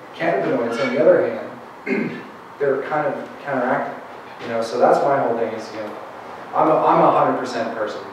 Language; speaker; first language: English; native; English